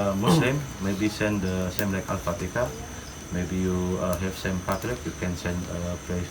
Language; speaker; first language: English; non-native, learner; Indonesian